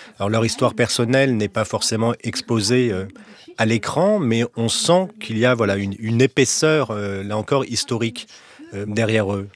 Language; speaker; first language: French; native; French